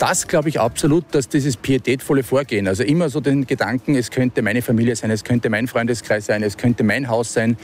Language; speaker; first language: German; native; German